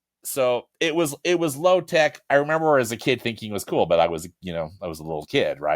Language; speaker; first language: English; native; English